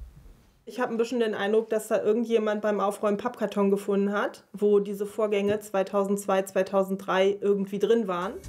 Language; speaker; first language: German; native; German